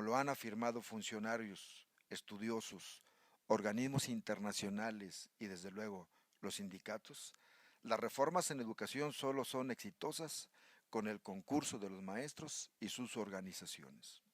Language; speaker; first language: Spanish; native; Spanish